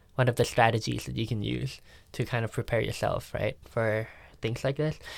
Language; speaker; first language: English; early bilingual, other home language; Thai